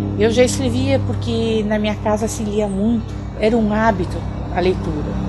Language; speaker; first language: Portuguese; early bilingual, other home language; German